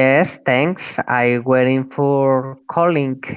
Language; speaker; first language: English; non-native, learner; Spanish